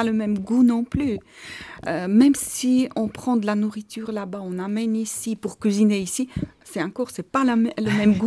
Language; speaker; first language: French; non-native, fluent; Armenian